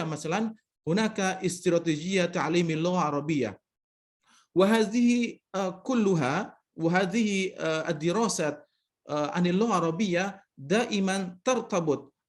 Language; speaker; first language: Arabic; non-native, fluent; Indonesian